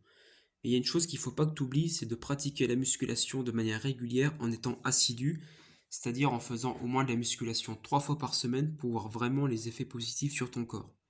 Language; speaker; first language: French; native; French